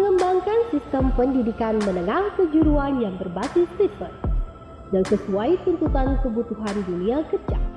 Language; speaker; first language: Indonesian; native; Indonesian